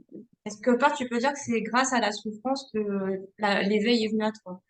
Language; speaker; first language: French; native; French